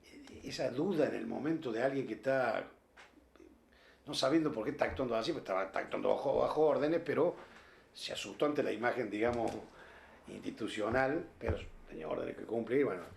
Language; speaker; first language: Spanish; native; Spanish